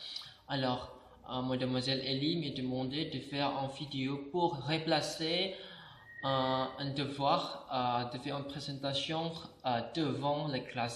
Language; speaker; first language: French; non-native, learner; Indonesian